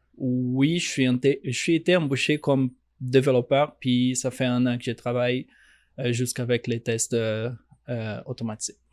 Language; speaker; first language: French; non-native, fluent; Portuguese